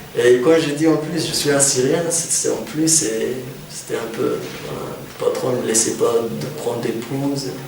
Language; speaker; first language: French; non-native, fluent; Kurdish